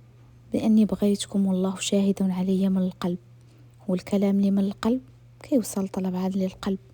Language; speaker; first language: Arabic; native; Arabic